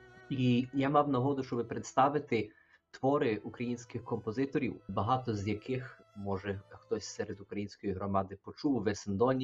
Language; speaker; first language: Ukrainian; early bilingual, heritage; Ukrainian